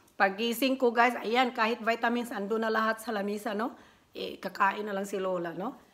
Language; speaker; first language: Filipino; non-native, local second language; Cebuano